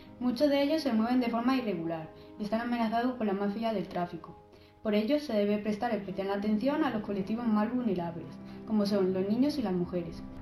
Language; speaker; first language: Spanish; native; Spanish